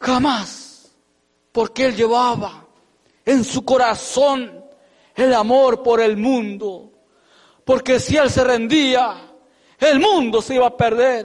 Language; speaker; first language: Spanish; native; Spanish